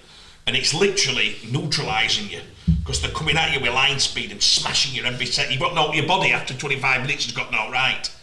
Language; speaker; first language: English; native; English